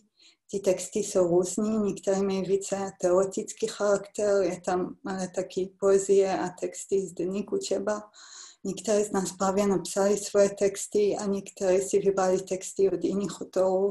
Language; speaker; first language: Czech; non-native, fluent; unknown